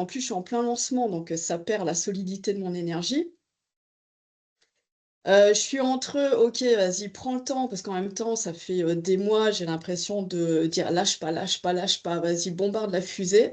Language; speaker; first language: French; native; French